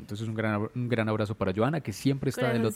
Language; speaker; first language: Spanish; native; Spanish